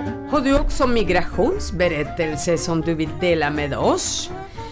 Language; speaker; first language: Swedish; non-native, fluent; Spanish